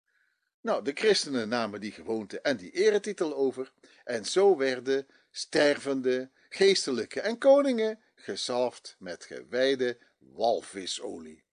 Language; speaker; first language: Dutch; native; Dutch